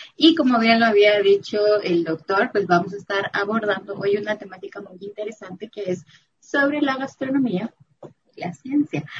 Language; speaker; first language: Spanish; native; Spanish